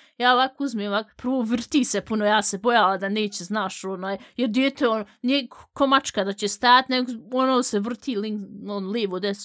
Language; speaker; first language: Bosnian; early bilingual, heritage; Bosnian